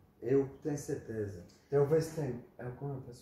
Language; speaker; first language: Portuguese; non-native, learner; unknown